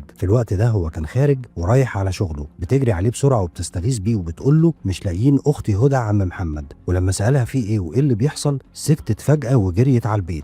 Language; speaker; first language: Arabic; native; Arabic